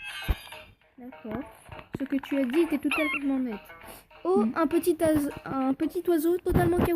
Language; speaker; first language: French; native; French